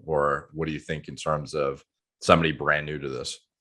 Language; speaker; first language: English; native; English